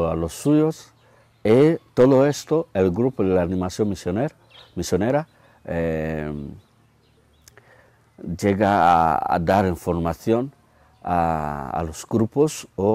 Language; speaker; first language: Spanish; non-native, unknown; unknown